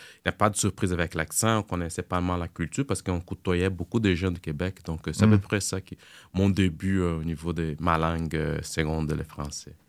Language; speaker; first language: French; non-native, fluent; Portuguese